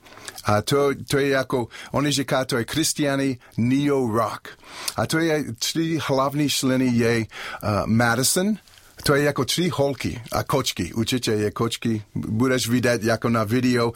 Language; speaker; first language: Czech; non-native, learner; English